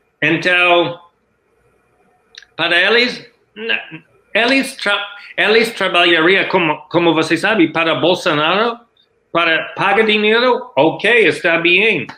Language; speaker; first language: Portuguese; non-native, learner; English